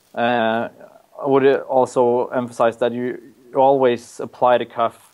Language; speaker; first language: English; non-native, fluent; Norwegian